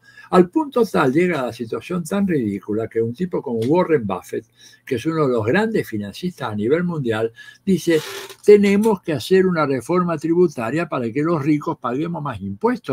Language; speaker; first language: Spanish; native; Spanish